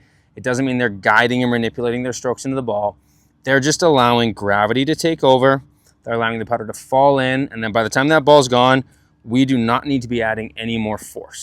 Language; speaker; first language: English; native; English